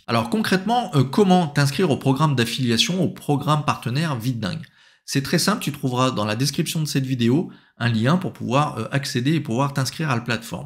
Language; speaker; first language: French; native; French